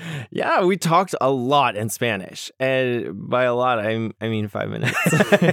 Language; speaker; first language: English; native; English